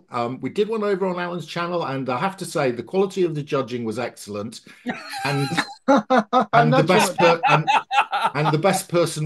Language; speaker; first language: English; native; English